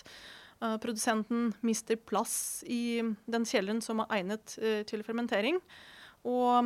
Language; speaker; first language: Norwegian; non-native, fluent; Ukrainian